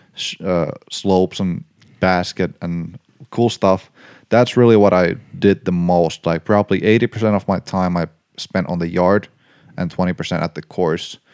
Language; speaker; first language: English; non-native, fluent; Finnish